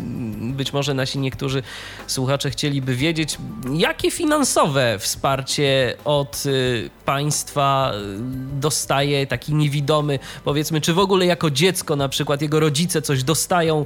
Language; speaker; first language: Polish; native; Polish